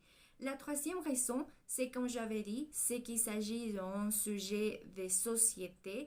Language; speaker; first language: French; non-native, learner; Spanish